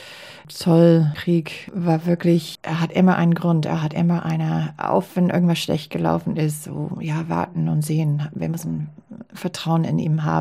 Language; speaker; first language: German; non-native, fluent; English